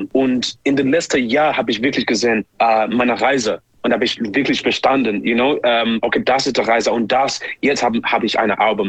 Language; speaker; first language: German; non-native, learner; English